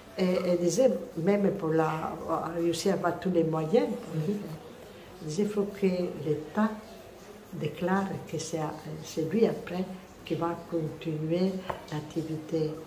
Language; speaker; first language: French; non-native, fluent; Italian